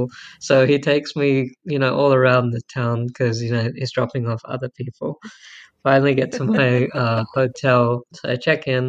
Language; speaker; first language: English; native; English